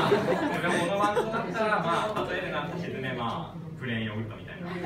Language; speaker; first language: Japanese; native; Japanese